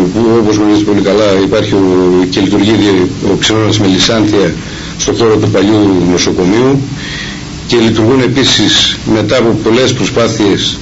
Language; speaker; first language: Greek; native; Greek